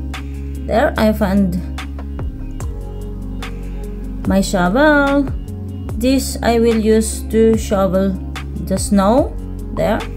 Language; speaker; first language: English; non-native, learner; Filipino